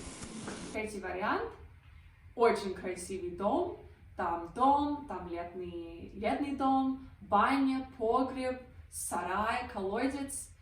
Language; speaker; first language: Russian; non-native, fluent; English